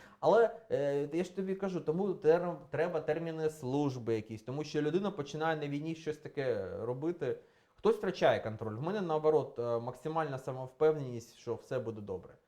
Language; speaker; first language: Ukrainian; non-native, local second language; Russian